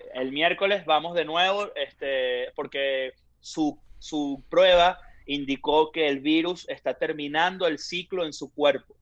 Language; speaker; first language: Spanish; native; Spanish